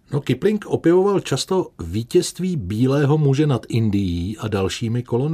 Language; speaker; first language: Czech; native; Czech